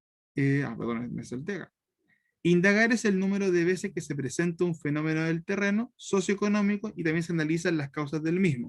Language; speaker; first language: Spanish; native; Spanish